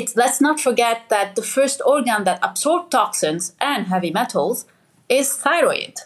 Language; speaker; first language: English; non-native, fluent; Arabic